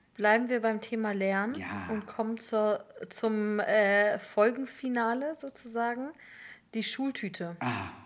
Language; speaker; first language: German; native; German